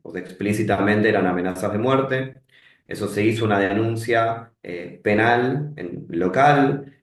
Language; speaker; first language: Spanish; native; Spanish